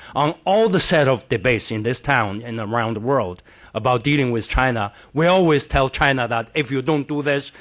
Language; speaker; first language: English; non-native, fluent; Chinese